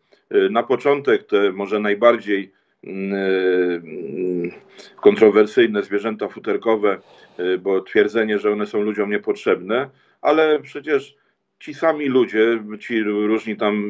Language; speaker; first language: Polish; native; Polish